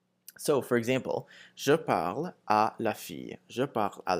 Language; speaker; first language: French; non-native, fluent; English